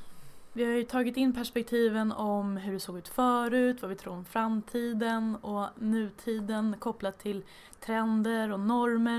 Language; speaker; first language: Swedish; native; Swedish